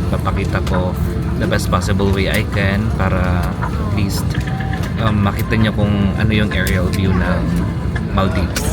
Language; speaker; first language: Filipino; non-native, local second language; Waray